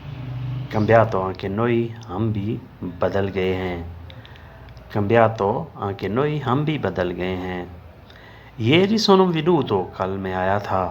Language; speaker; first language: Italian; non-native, learner; Urdu